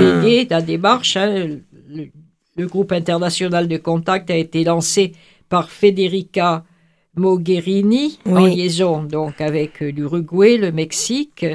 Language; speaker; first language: French; native; French